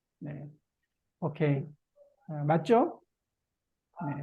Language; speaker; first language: Korean; native; Korean